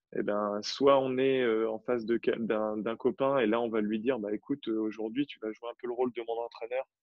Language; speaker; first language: French; native; French